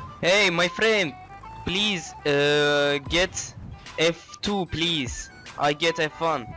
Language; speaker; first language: English; non-native, learner; Turkish